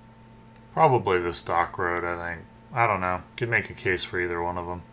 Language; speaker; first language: English; native; English